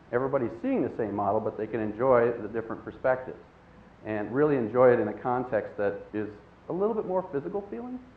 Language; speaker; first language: English; native; English